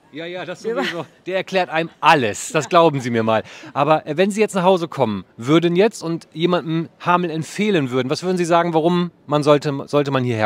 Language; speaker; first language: German; native; German